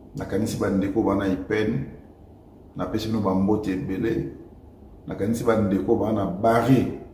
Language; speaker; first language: Lingala; native; Lingala